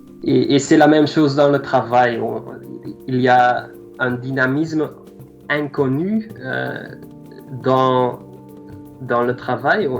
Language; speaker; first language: French; non-native, local second language; Dutch